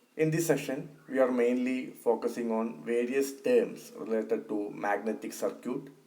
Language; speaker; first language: English; non-native, local second language; Malayalam